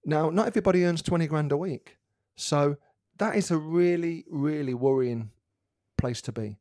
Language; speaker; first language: English; native; English